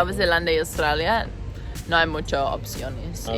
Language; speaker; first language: Spanish; non-native, learner; English